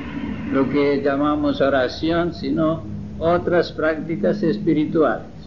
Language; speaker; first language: Spanish; non-native, fluent; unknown